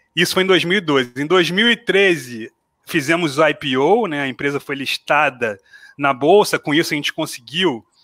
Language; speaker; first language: Portuguese; native; Portuguese